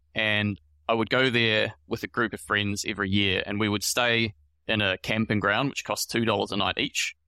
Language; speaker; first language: English; native; English